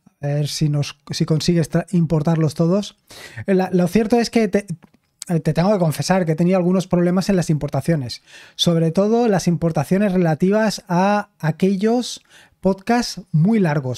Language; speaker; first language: Spanish; native; Spanish